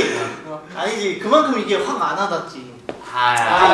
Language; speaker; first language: Korean; native; Korean